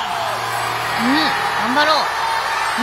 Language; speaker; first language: Japanese; native; Japanese